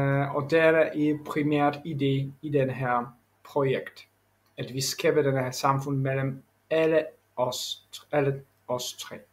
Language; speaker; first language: Danish; non-native, learner; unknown